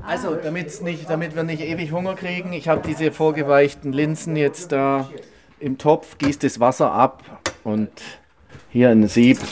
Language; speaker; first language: German; native; German